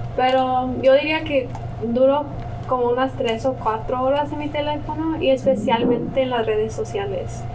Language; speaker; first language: Spanish; early bilingual, other home language; English